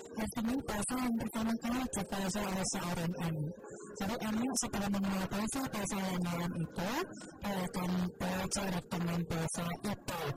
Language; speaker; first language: Indonesian; non-native, local second language; Javanese